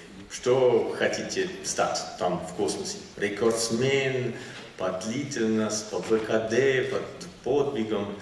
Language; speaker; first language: Russian; non-native, learner; German